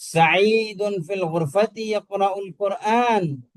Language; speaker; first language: Arabic; non-native, fluent; Urdu